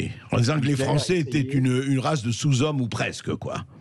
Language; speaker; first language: French; native; French